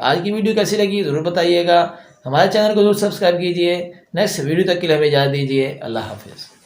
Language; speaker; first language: Urdu; native; Urdu